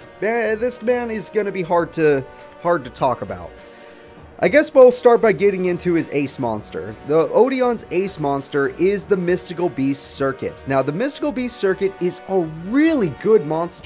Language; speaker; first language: English; native; English